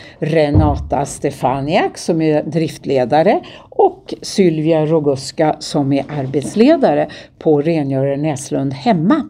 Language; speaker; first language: Swedish; native; Swedish